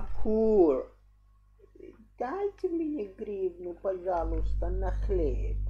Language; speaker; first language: Russian; non-native, learner; English